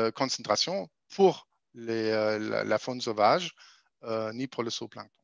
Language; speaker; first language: French; non-native, fluent; German